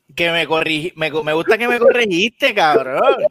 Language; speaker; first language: Spanish; native; Spanish